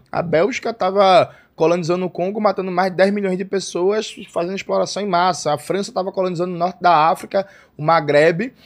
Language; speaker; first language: Portuguese; native; Portuguese